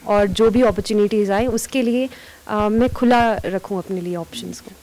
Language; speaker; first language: Hindi; native; Hindi